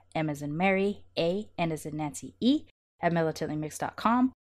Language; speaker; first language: English; native; English